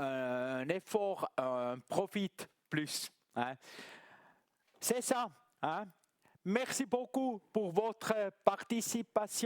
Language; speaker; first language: French; non-native, local second language; German